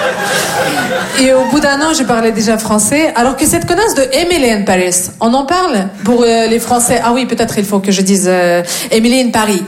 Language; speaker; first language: French; non-native, fluent; Russian